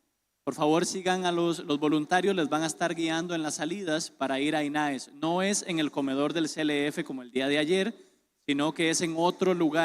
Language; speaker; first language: Spanish; native; Spanish